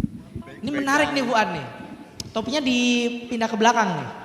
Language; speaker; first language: Indonesian; native; Indonesian